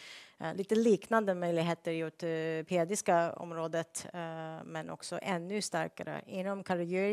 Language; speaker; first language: Swedish; non-native, fluent; English